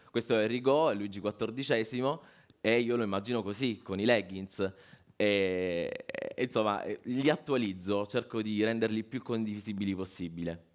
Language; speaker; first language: Italian; native; Italian